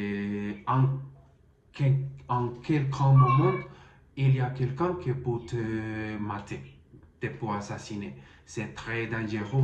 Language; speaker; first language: French; non-native, learner; Spanish